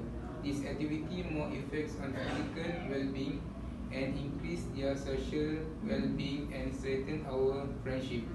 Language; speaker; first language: English; non-native, learner; Malay